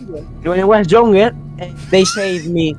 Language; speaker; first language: English; non-native, learner; Spanish